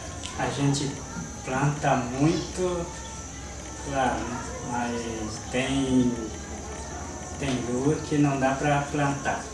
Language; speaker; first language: Portuguese; non-native, local second language; Guarani